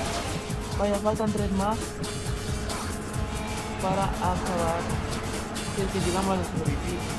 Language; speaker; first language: Spanish; native; Spanish